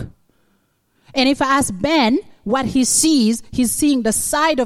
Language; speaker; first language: English; non-native, local second language; Acoli